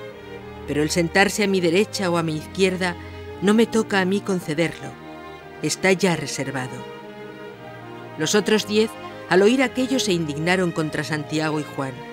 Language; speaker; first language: Spanish; native; Spanish